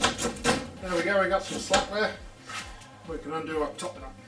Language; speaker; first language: English; native; English